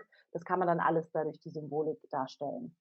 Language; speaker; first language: German; native; German